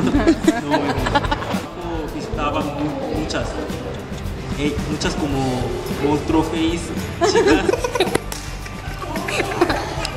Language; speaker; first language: Spanish; non-native, fluent; Korean